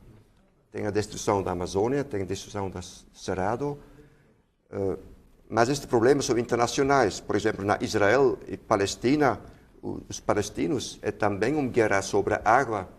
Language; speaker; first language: Portuguese; non-native, fluent; Dutch